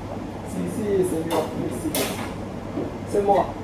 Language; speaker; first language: French; non-native, learner; Bangla